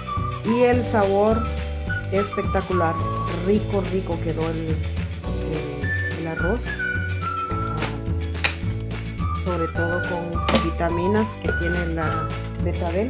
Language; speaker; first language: Spanish; native; Spanish